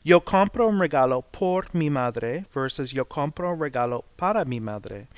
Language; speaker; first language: Spanish; non-native, fluent; English